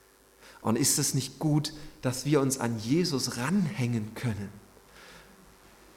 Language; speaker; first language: German; native; German